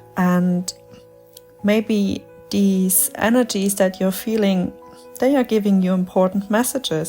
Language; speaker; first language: English; non-native, fluent; German